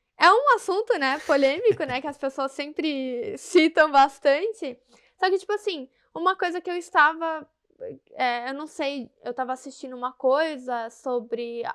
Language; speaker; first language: Portuguese; native; Portuguese